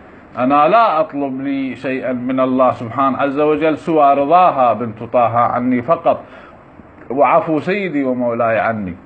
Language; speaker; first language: Arabic; native; Arabic